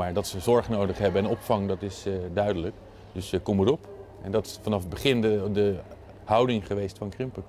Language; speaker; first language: Dutch; native; Dutch